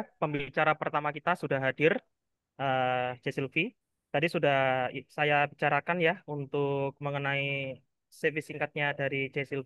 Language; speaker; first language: Indonesian; native; Indonesian